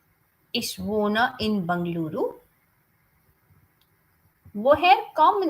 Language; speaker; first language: German; non-native, fluent; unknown